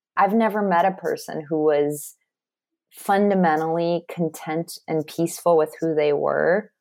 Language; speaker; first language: English; native; English